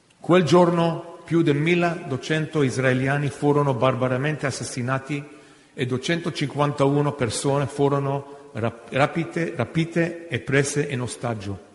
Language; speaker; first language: Italian; non-native, fluent; Hebrew